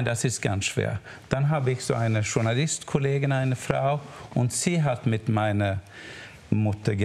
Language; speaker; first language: German; non-native, learner; Swedish